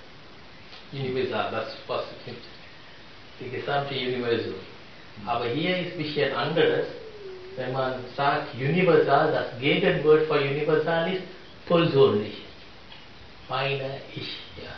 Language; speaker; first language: German; non-native, fluent; Sinhala